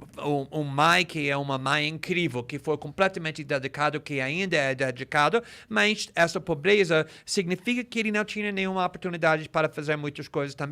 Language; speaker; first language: Portuguese; non-native, fluent; English